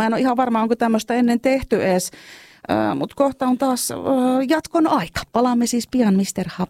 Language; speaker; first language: Finnish; native; Finnish